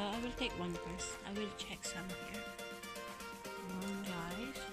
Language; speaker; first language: English; non-native, local second language; Filipino